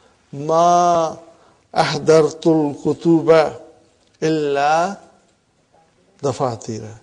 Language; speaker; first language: Arabic; non-native, fluent; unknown